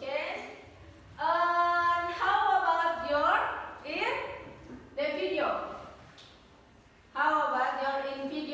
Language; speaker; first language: English; non-native, learner; Indonesian